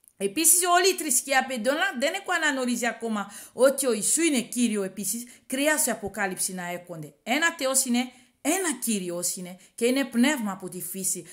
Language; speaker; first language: Greek; non-native, learner; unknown